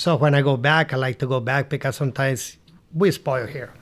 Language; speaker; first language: English; non-native, learner; Spanish